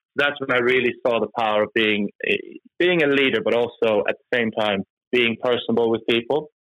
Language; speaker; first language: English; non-native, fluent; Norwegian